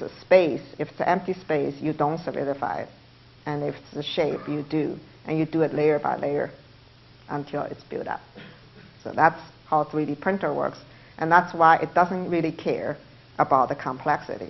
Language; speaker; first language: English; non-native, fluent; Chinese